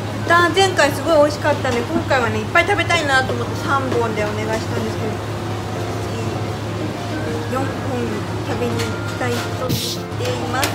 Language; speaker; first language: Japanese; native; Japanese